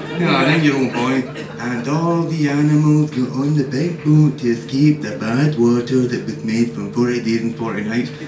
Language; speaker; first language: English; native; English